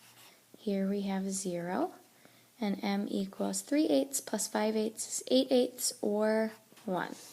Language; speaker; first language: English; native; English